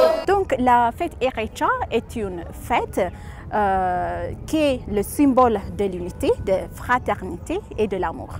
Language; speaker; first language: French; non-native, fluent; Amharic